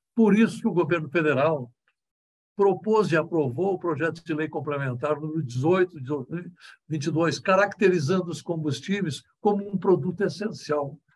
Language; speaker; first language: Portuguese; native; Portuguese